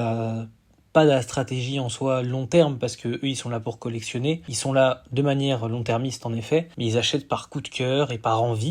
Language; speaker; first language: French; native; French